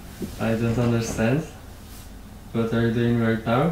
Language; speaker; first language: English; non-native, learner; Bulgarian